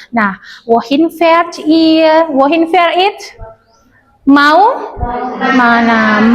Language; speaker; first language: German; non-native, learner; Indonesian